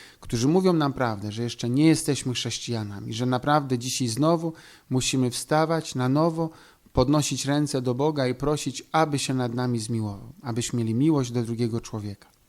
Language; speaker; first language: Polish; native; Polish